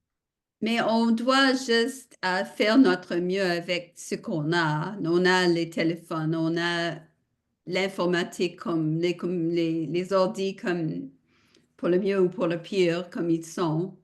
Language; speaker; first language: French; non-native, fluent; English